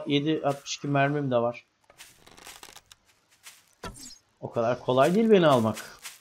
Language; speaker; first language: Turkish; native; Turkish